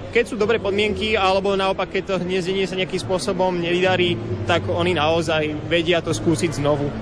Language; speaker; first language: Slovak; native; Slovak